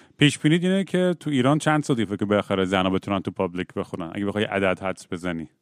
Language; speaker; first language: Persian; native; Persian